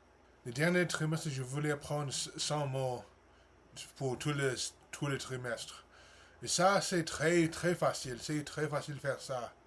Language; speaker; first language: French; non-native, learner; English